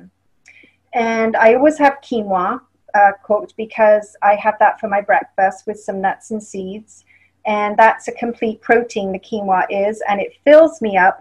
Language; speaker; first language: English; native; English